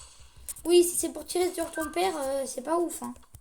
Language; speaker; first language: French; native; French